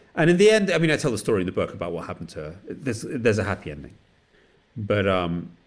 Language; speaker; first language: English; native; English